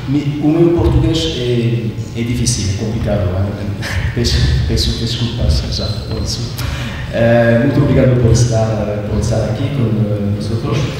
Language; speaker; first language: Portuguese; non-native, learner; French